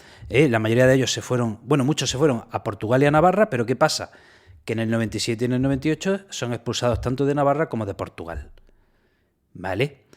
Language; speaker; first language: Spanish; native; Spanish